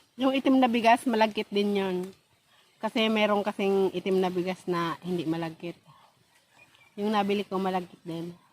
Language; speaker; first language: Filipino; non-native, local second language; Bikol